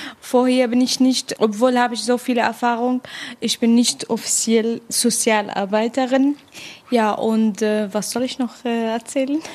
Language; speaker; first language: German; non-native, fluent; Arabic